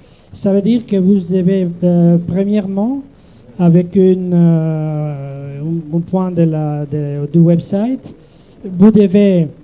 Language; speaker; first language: French; non-native, learner; Spanish